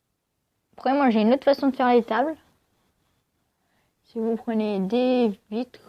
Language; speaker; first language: French; native; French